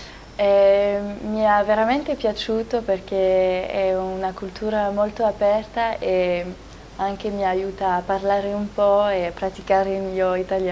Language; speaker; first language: Italian; non-native, fluent; French